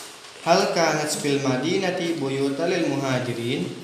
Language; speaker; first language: Arabic; non-native, learner; Indonesian